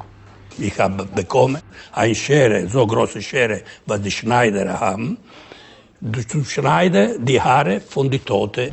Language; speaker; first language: German; non-native, learner; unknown